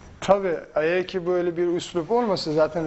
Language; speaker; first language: Turkish; non-native, fluent; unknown